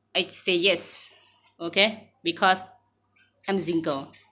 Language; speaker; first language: English; non-native, learner; Thai